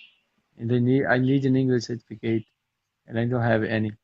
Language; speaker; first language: English; non-native, fluent; Portuguese